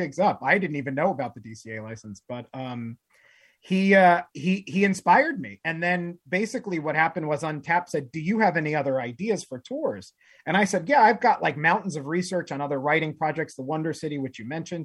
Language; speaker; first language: English; native; English